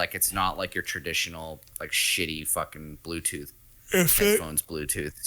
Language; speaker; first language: English; native; English